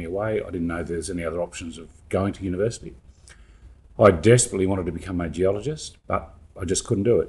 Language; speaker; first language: English; native; English